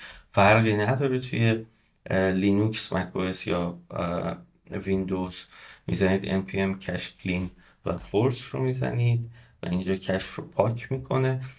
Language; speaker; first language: Persian; native; Persian